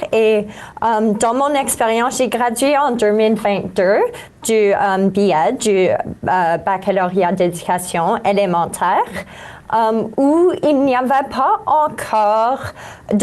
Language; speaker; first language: French; native; French